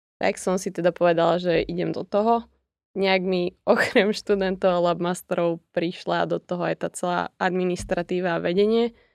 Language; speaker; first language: Slovak; native; Slovak